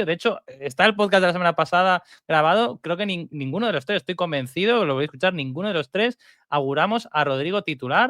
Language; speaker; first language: Spanish; native; Spanish